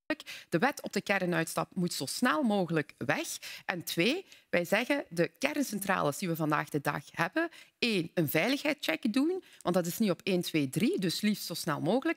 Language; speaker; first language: Dutch; native; Dutch